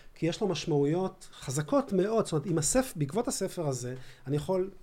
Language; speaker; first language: Hebrew; native; Hebrew